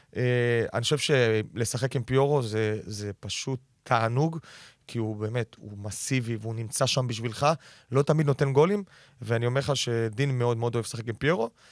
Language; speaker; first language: Hebrew; native; Hebrew